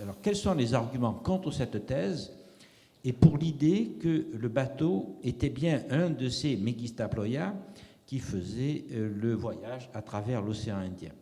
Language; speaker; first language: French; native; French